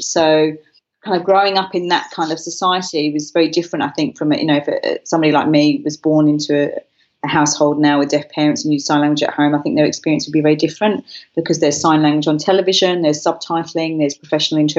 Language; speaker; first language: English; non-native, local second language; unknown